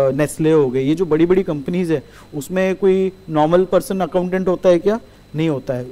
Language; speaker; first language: Hindi; non-native, local second language; Marathi